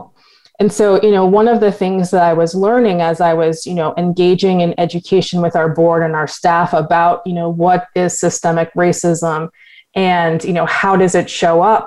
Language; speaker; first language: English; native; English